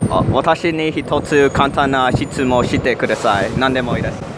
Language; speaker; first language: Japanese; non-native, learner; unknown